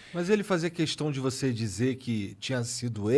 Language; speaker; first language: Portuguese; native; Portuguese